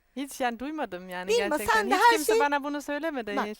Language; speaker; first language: Turkish; non-native, fluent; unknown